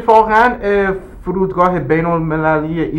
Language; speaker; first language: Persian; early bilingual, heritage; English